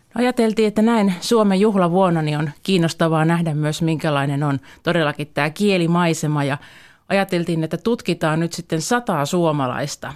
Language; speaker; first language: Finnish; native; Finnish